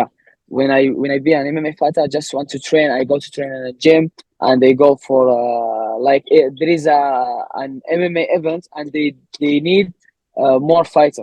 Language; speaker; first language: English; non-native, learner; Arabic